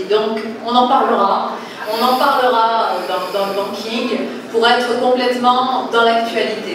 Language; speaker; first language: French; native; French